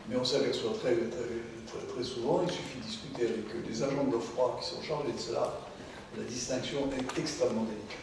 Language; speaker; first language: French; native; French